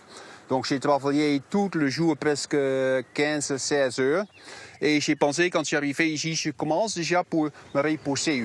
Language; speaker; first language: French; non-native, learner; Dutch